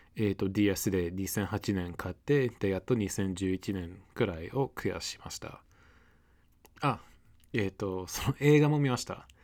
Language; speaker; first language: Japanese; non-native, fluent; English